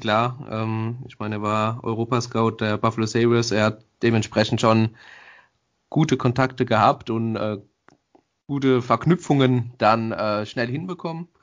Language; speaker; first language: German; native; German